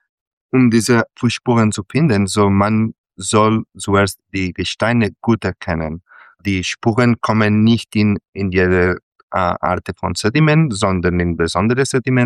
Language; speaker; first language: German; non-native, fluent; Catalan